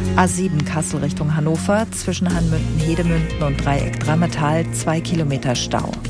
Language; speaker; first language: German; native; German